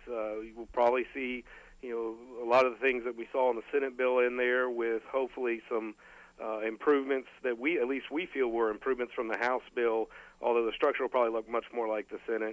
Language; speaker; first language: English; native; English